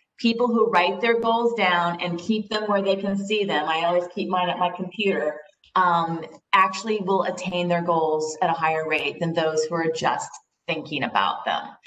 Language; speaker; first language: English; native; English